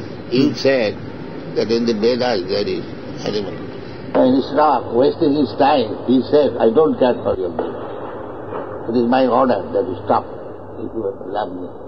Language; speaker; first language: English; non-native, local second language; Bangla